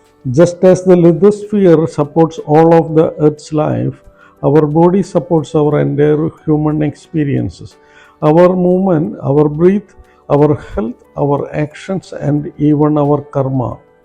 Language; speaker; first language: English; non-native, local second language; Malayalam